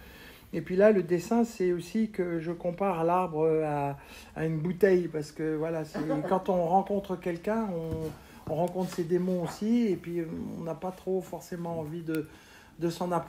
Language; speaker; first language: French; native; French